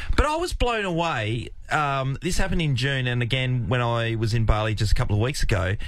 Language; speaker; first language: English; native; English